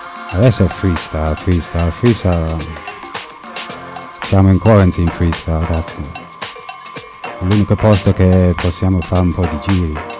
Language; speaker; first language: Italian; non-native, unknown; English